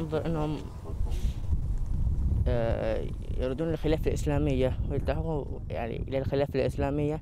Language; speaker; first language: Arabic; native; Arabic